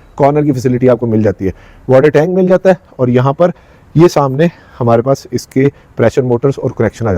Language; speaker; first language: Urdu; native; Urdu